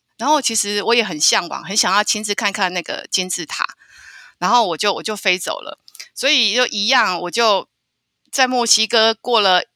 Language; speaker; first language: Chinese; native; Chinese